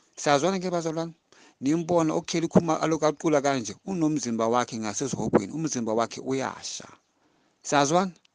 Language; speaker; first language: Zulu; non-native, local second language; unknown